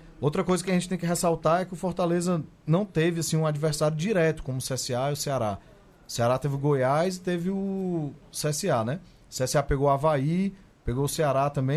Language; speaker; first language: Portuguese; native; Portuguese